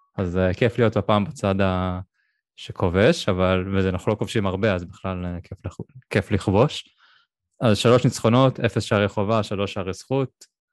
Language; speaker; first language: Hebrew; native; Hebrew